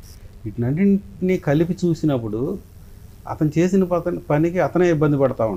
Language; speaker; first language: Telugu; native; Telugu